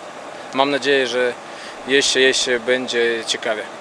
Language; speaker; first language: Polish; non-native, fluent; Latvian